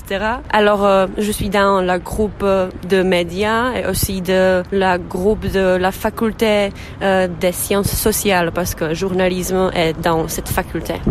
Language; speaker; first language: French; non-native, fluent; Czech